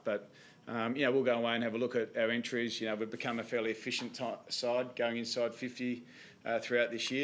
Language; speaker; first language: English; native; English